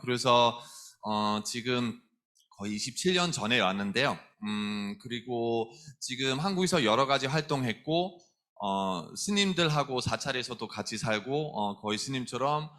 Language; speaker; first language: Korean; non-native, fluent; German